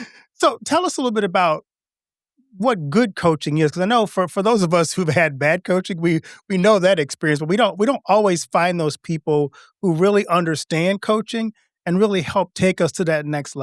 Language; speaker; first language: English; native; English